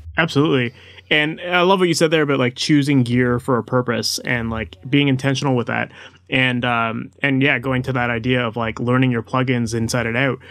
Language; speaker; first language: English; native; English